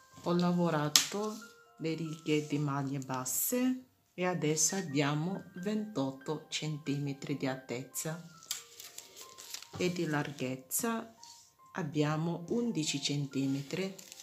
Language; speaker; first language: Italian; non-native, fluent; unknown